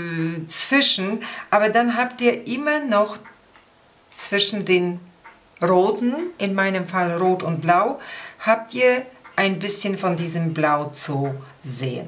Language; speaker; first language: German; non-native, fluent; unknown